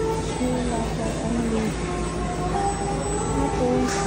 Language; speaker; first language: Filipino; native; Filipino